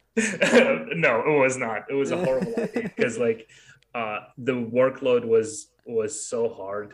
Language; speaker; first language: English; non-native, fluent; Arabic